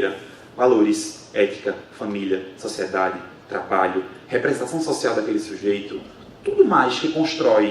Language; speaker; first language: Portuguese; native; Portuguese